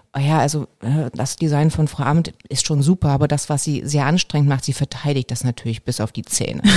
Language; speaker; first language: German; native; German